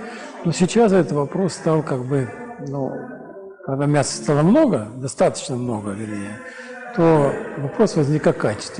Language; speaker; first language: Russian; native; Russian